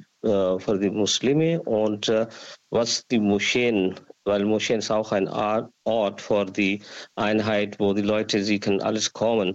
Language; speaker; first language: German; non-native, learner; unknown